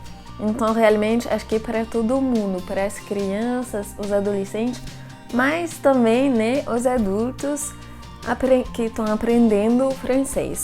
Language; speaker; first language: Portuguese; non-native, fluent; French